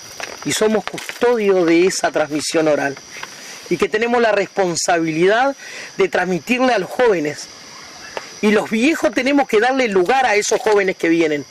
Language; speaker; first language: Spanish; native; Spanish